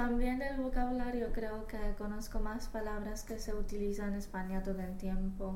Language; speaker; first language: Spanish; non-native, fluent; English